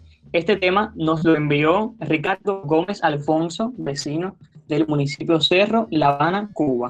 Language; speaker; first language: Spanish; native; Spanish